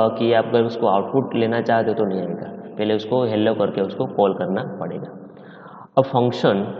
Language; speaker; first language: Hindi; non-native, local second language; Gujarati